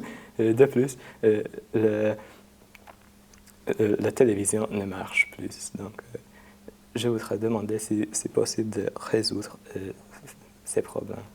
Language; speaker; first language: French; non-native, fluent; Hungarian